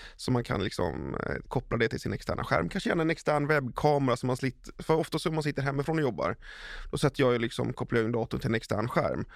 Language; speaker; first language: Swedish; native; Swedish